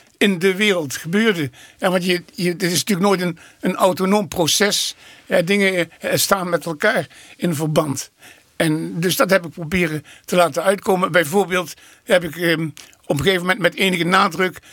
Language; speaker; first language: Dutch; native; Dutch